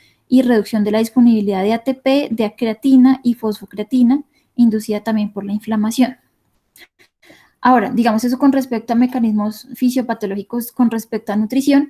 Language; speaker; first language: Spanish; native; Spanish